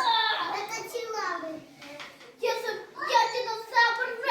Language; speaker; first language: Russian; early bilingual, other home language; Tajik